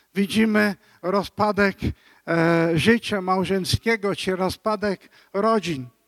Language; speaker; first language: Polish; non-native, fluent; English